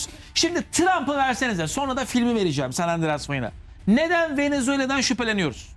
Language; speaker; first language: Turkish; native; Turkish